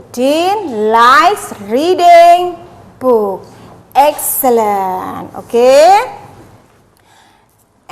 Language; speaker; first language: English; non-native, learner; Indonesian